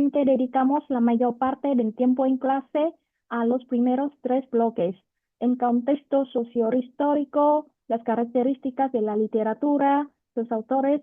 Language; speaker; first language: Spanish; non-native, fluent; Vietnamese